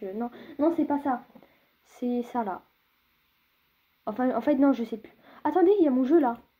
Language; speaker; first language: French; native; French